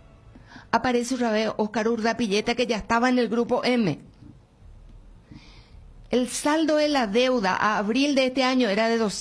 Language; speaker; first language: Spanish; native; Spanish